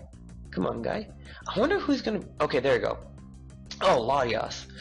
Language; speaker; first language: English; native; English